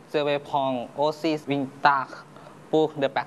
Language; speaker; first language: French; non-native, learner; Thai